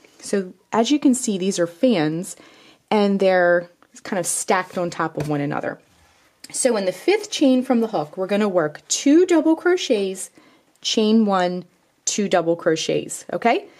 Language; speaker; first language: English; native; English